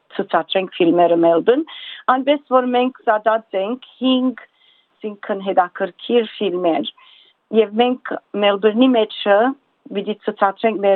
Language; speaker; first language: Armenian; early bilingual, heritage; Armenian